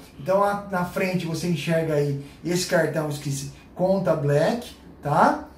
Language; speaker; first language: Portuguese; native; Portuguese